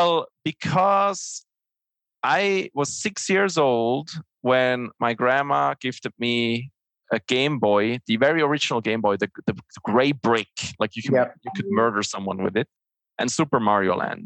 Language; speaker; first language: English; non-native, fluent; Swiss German